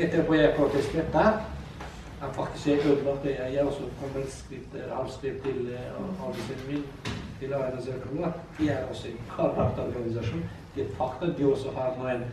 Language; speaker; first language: Norwegian; non-native, learner; Azerbaijani